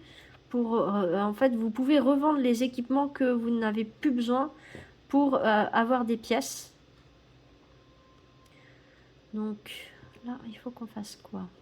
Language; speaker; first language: French; native; French